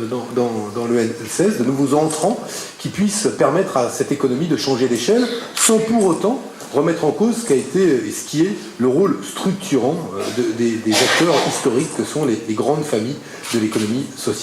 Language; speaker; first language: French; native; French